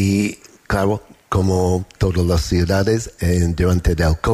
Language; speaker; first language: Spanish; non-native, learner; English